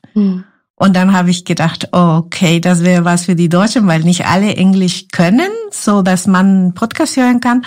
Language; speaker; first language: German; non-native, fluent; Spanish